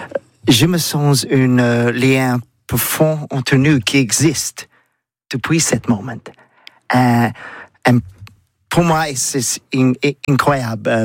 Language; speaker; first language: French; non-native, learner; English